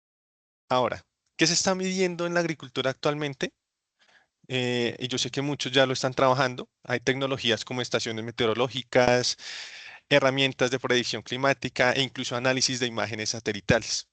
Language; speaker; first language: Spanish; native; Spanish